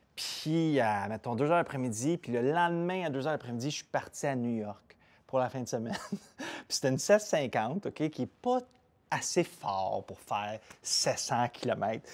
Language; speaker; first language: French; native; French